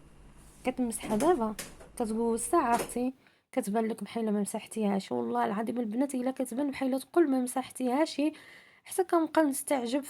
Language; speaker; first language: Arabic; native; Arabic